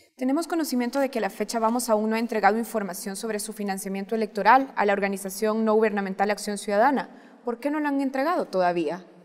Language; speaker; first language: Spanish; native; Spanish